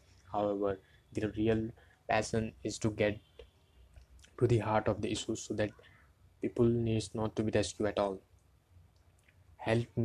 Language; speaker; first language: English; non-native, local second language; Hindi